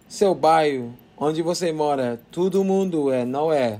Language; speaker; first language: Portuguese; non-native, learner; English